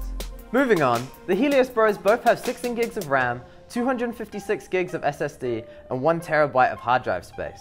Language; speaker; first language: English; native; English